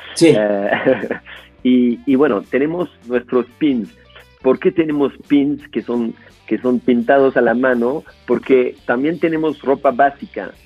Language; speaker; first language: Spanish; non-native, fluent; French